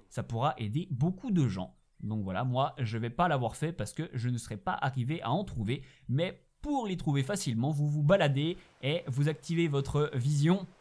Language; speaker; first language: French; native; French